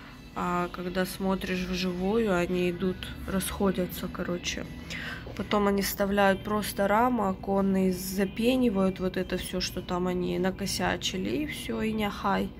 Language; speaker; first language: Russian; native; Russian